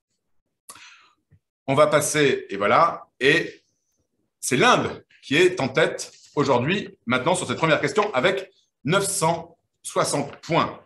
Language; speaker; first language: French; native; French